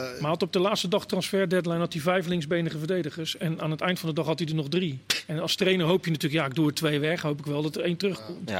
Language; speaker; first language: Dutch; native; Dutch